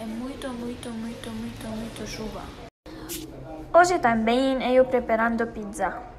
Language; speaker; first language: Portuguese; non-native, learner; Arabic